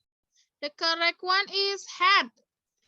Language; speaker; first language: English; non-native, learner; Indonesian